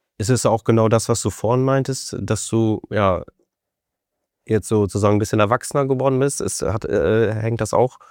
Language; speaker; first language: German; native; German